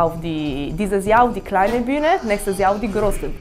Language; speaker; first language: German; non-native, fluent; Italian